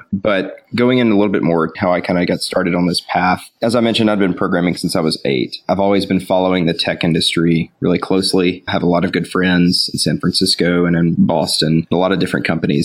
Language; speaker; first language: English; native; English